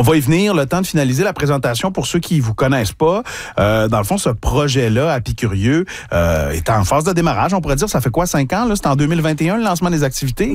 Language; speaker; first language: French; native; French